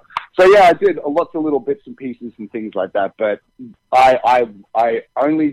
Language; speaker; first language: English; native; English